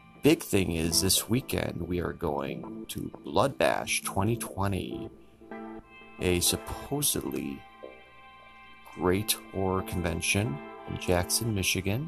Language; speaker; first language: English; native; English